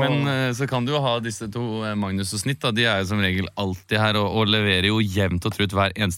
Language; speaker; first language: Norwegian; native; Norwegian